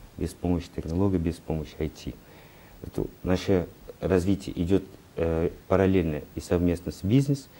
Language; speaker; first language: Russian; non-native, learner; Portuguese